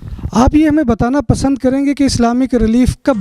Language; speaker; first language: Urdu; native; Urdu